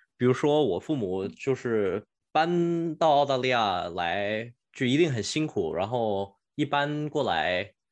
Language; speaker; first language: Chinese; early bilingual, heritage; Chinese